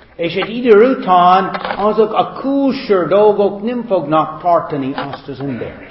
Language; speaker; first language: Hungarian; non-native, fluent; English